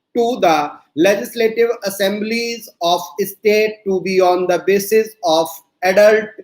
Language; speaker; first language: English; non-native, local second language; Hindi